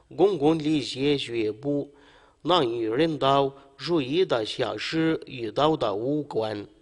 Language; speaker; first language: Chinese; non-native, fluent; Arabic